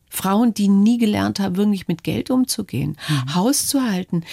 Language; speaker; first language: German; native; German